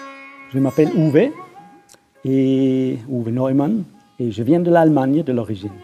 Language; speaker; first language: French; non-native, fluent; German